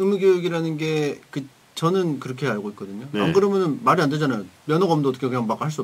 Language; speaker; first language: Korean; native; Korean